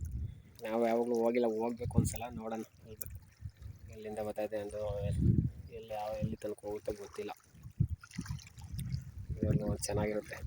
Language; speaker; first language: Kannada; native; Kannada